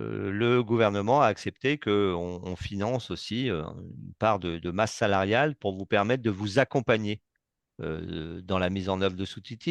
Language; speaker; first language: French; native; French